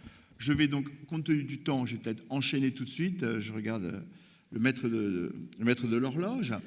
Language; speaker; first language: French; native; French